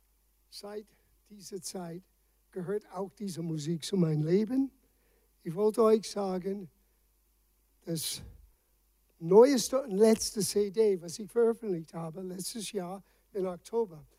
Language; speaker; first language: German; non-native, fluent; English